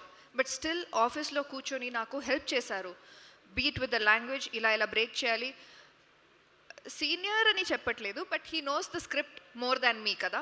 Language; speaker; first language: Telugu; non-native, fluent; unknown